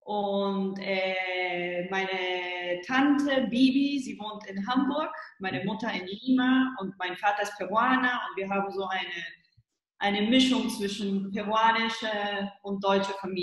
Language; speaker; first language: German; early bilingual, heritage; Spanish